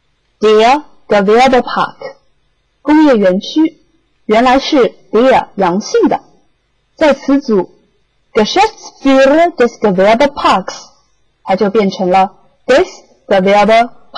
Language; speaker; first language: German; non-native, fluent; Chinese